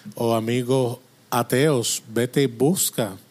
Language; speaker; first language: Spanish; non-native, fluent; English